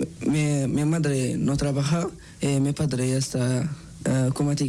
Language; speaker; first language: Spanish; non-native, learner; Arabic